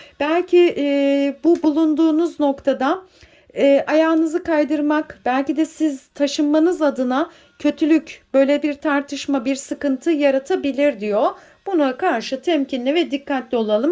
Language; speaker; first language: Turkish; native; Turkish